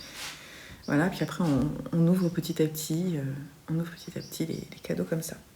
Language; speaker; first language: French; native; French